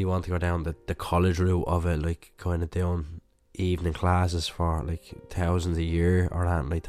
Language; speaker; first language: English; native; English